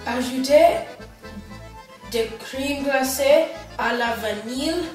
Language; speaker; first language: French; non-native, learner; English